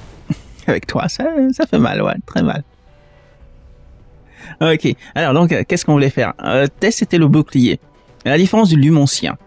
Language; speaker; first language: French; native; French